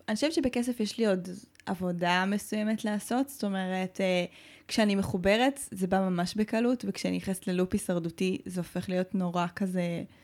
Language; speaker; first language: Hebrew; native; Hebrew